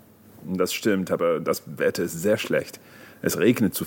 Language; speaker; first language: German; non-native, learner; English